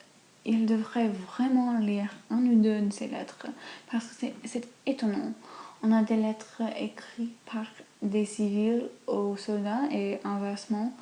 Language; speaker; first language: French; non-native, fluent; English